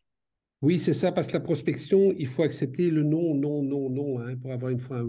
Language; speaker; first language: French; native; French